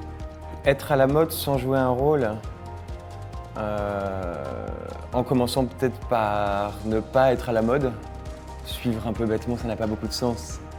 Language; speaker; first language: French; native; French